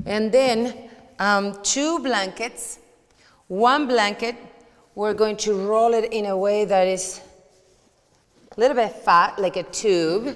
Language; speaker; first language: English; non-native, fluent; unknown